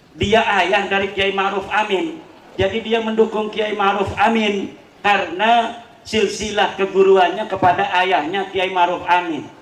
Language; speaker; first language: Indonesian; non-native, local second language; Javanese